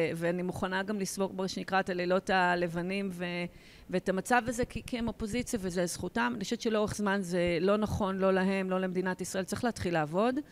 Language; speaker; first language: Hebrew; native; Hebrew